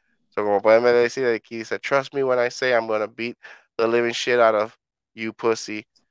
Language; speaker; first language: Spanish; native; Spanish